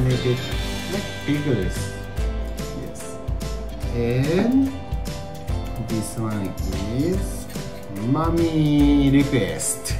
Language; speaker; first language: English; non-native, local second language; Filipino